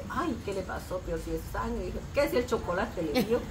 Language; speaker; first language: Spanish; native; Spanish